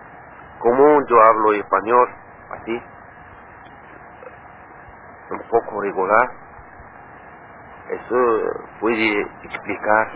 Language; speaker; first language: Spanish; non-native, learner; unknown